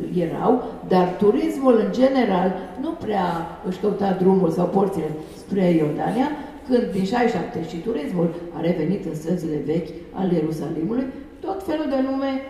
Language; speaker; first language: Romanian; non-native, fluent; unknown